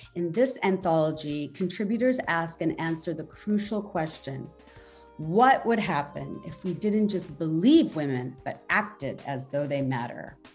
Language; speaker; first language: English; non-native, local second language; Bangla